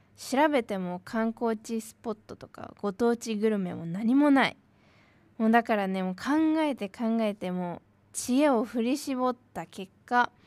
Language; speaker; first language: Japanese; native; Japanese